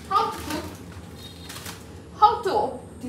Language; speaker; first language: English; non-native, learner; Korean